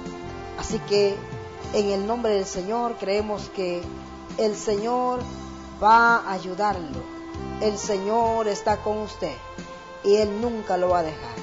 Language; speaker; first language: Spanish; native; Spanish